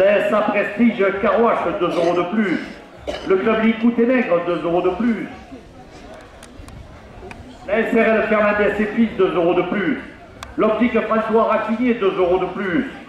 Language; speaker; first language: French; native; French